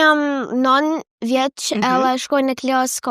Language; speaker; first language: Albanian; early bilingual, heritage; Albanian